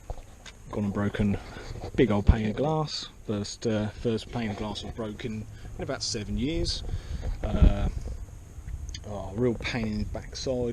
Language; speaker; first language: English; native; English